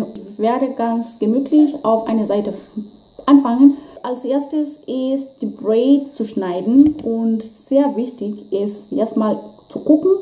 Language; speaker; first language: German; non-native, fluent; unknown